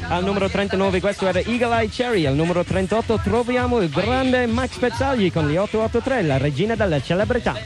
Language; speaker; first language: Italian; non-native, fluent; English